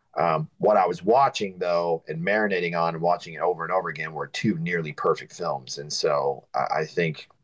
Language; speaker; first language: English; native; English